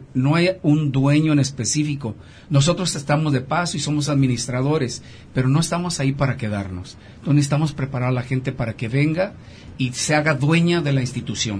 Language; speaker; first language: Spanish; native; Spanish